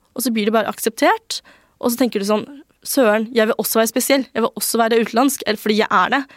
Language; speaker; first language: Norwegian; early bilingual, other home language; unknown